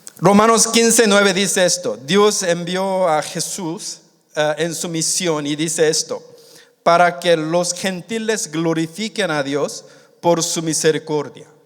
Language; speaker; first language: Spanish; non-native, fluent; Korean